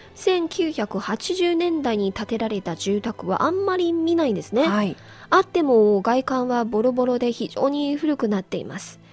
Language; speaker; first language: Japanese; non-native, fluent; Chinese